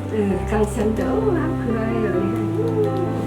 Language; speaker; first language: Chinese; non-native, learner; Vietnamese